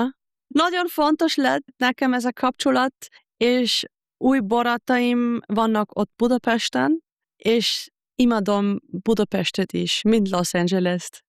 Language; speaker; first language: Hungarian; non-native, fluent; German